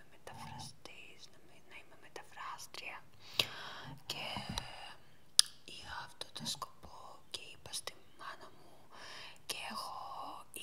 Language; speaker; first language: Greek; non-native, learner; Ukrainian